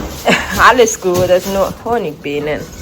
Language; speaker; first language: German; non-native, learner; Telugu